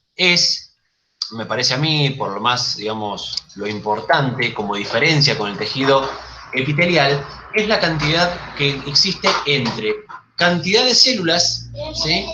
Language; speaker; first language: Spanish; native; Spanish